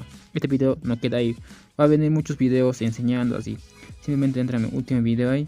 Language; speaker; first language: Spanish; non-native, local second language; Quechua